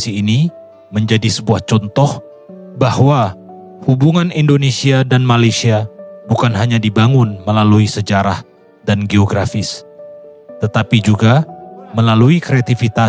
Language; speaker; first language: Indonesian; native; Indonesian